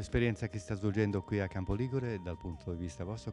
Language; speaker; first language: Italian; native; Italian